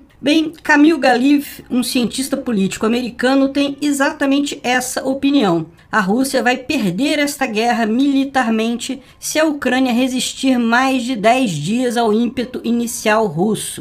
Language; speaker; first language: Portuguese; native; Portuguese